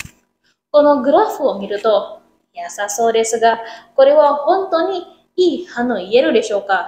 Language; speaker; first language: Japanese; non-native, learner; Indonesian